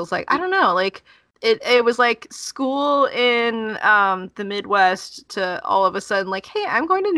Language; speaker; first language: English; native; English